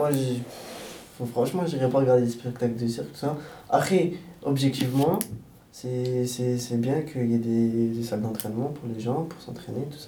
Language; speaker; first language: French; native; French